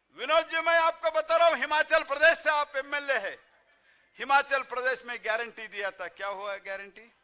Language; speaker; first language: Hindi; non-native, local second language; Kannada